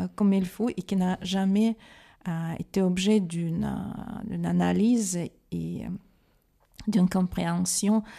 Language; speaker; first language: French; non-native, fluent; Russian